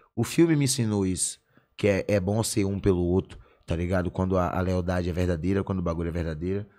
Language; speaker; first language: Portuguese; native; Portuguese